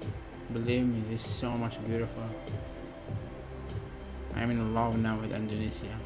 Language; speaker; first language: English; non-native, learner; Arabic